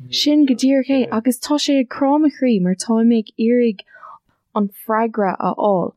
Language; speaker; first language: Irish; non-native, local second language; English